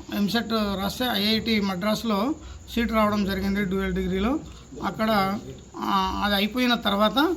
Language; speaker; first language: Telugu; non-native, local second language; Lambadi